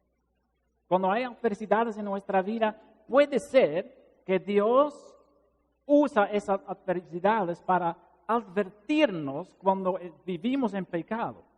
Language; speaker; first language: Spanish; non-native, fluent; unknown